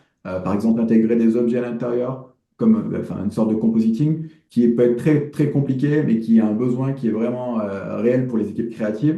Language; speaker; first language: French; native; French